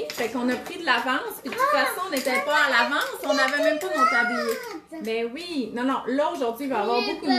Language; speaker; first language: French; native; French